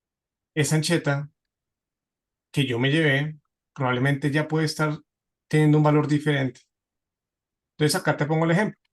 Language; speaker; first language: Spanish; native; Spanish